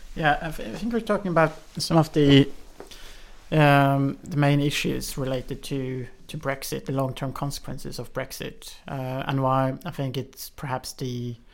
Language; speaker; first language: English; non-native, fluent; Norwegian